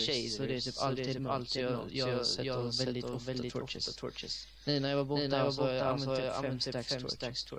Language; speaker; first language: Swedish; native; Swedish